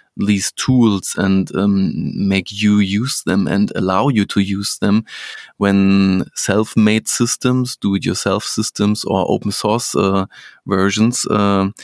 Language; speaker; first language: English; non-native, fluent; German